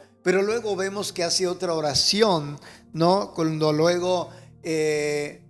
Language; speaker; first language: Spanish; native; Spanish